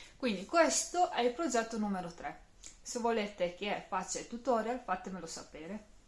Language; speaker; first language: Italian; non-native, fluent; Romanian